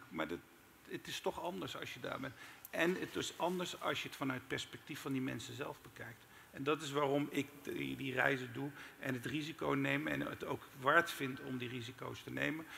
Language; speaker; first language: Dutch; early bilingual, other home language; Turkish